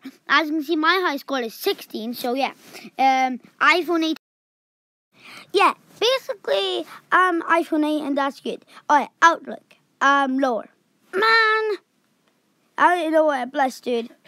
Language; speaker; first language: English; native; English